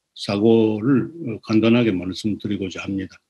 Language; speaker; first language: Korean; early bilingual, other home language; Japanese